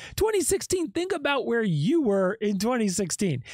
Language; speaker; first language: English; native; English